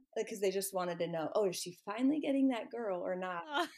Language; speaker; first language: English; native; English